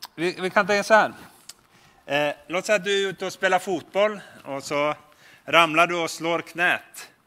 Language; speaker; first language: Swedish; native; Swedish